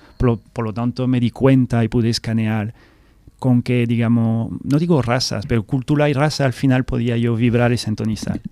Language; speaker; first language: Spanish; non-native, fluent; French